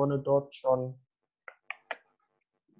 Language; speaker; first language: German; non-native, fluent; Indonesian